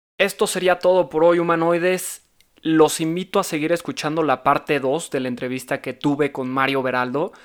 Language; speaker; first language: Spanish; native; Spanish